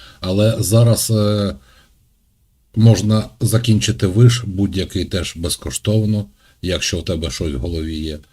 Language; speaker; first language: Ukrainian; non-native, local second language; Russian